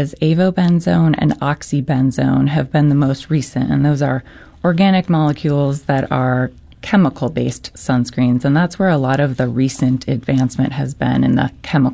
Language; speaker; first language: English; native; English